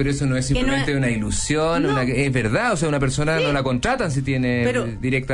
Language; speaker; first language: Spanish; native; Spanish